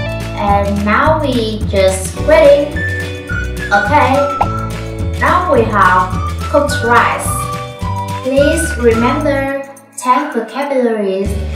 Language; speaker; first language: English; non-native, learner; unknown